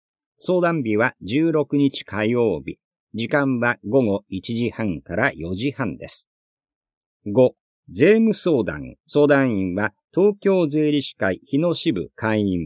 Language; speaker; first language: Japanese; native; Japanese